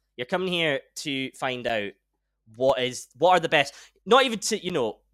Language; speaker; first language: English; native; English